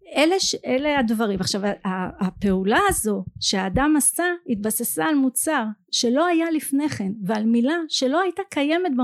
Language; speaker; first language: Hebrew; native; Hebrew